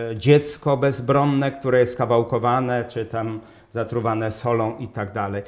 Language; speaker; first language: Polish; native; Polish